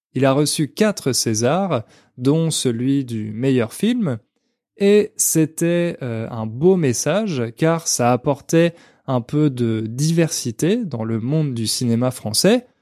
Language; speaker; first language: French; native; French